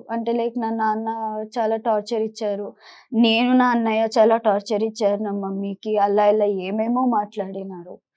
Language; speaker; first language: Telugu; non-native, local second language; Kannada